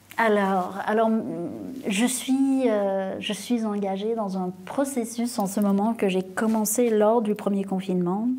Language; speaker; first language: French; non-native, local second language; English